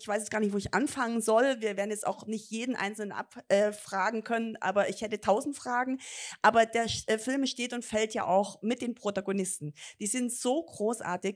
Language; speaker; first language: German; native; German